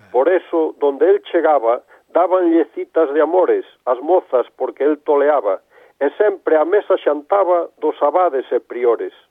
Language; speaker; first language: Spanish; non-native, local second language; Galician